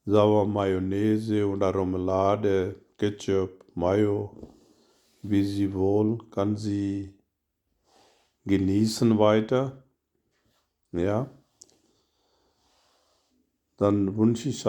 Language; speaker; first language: German; non-native, learner; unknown